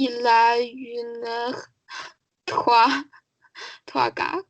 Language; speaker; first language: French; non-native, learner; Chinese